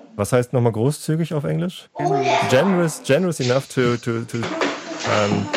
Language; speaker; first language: English; non-native, fluent; German